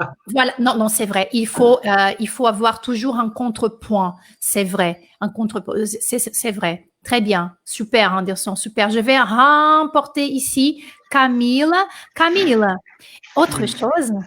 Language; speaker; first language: French; non-native, fluent; Portuguese